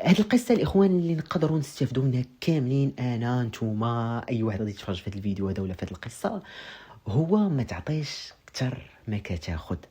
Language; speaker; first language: Arabic; native; Arabic